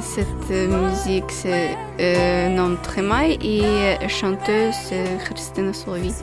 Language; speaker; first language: French; non-native, fluent; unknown